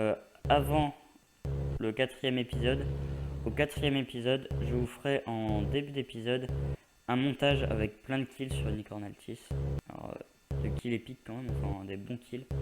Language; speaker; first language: French; native; French